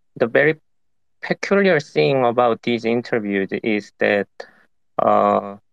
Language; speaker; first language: English; non-native, fluent; Korean